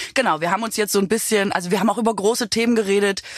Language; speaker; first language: German; native; German